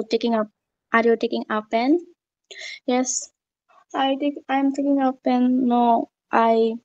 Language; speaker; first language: English; non-native, learner; Bangla